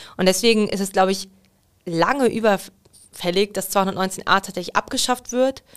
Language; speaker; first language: German; native; German